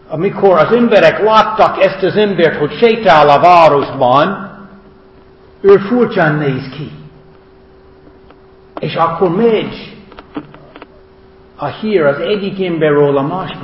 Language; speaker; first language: Hungarian; non-native, fluent; English